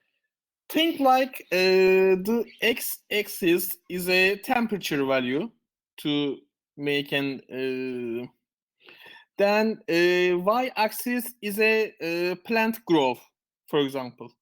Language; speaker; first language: English; non-native, fluent; Turkish